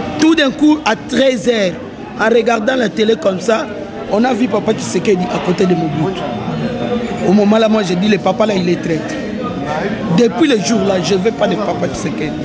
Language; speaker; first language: French; non-native, local second language; Lingala